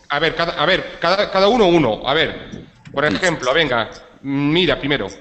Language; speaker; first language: Spanish; native; Spanish